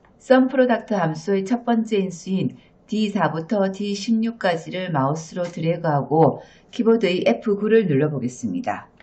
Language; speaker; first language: Korean; native; Korean